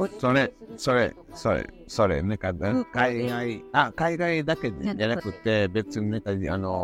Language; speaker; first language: Japanese; non-native, learner; Spanish